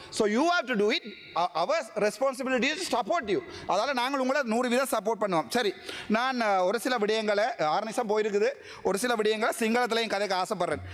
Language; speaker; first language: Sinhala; non-native, local second language; Tamil